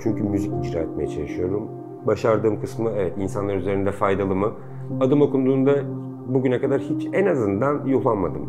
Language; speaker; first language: Turkish; native; Turkish